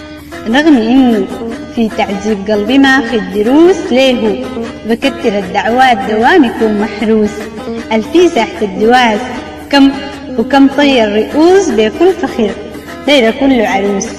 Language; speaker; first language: Arabic; native; Arabic